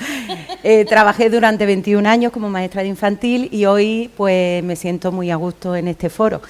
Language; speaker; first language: Spanish; native; Spanish